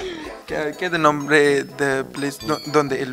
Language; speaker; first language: Spanish; non-native, learner; Punjabi